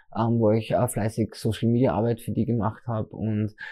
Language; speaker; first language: German; native; German